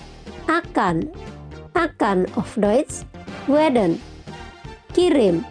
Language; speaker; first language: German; non-native, fluent; Indonesian